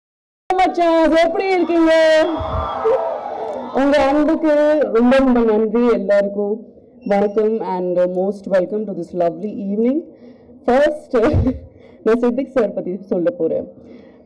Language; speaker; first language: Tamil; non-native, learner; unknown